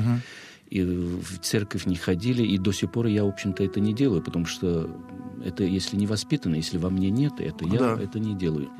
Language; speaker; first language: Russian; non-native, fluent; Chinese